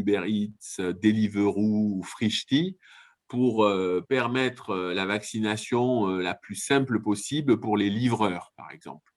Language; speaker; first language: French; native; French